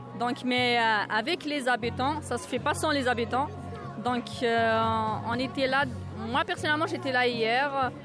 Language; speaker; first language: French; non-native, local second language; Kabyle